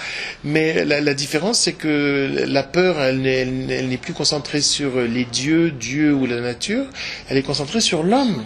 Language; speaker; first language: French; native; French